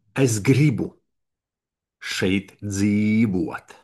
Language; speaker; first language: Latvian; non-native, learner; Russian